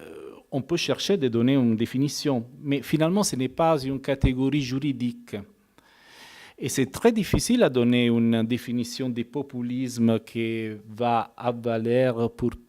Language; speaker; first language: French; non-native, fluent; Italian